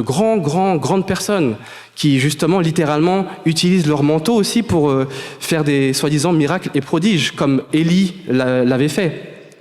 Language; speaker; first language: French; native; French